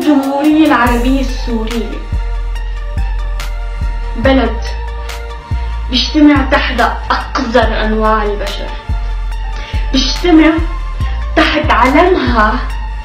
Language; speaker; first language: Arabic; non-native, local second language; Kurdish